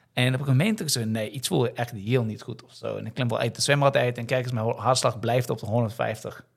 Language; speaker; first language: Dutch; non-native, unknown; English